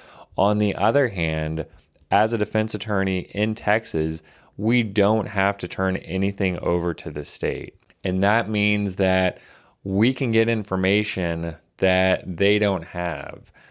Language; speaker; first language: English; native; English